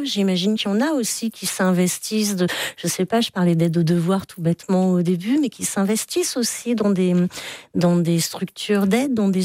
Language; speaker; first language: French; native; French